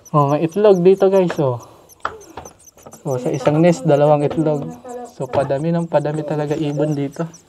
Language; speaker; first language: Filipino; non-native, local second language; Masbatenyo